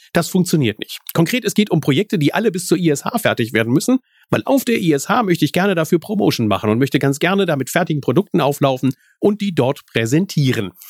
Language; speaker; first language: German; native; German